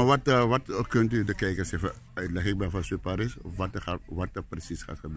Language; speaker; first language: Dutch; native; Dutch